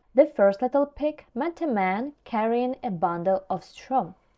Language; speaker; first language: English; non-native, fluent; Ukrainian